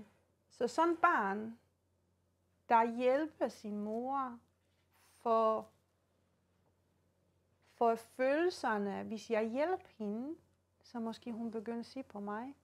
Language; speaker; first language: Danish; non-native, fluent; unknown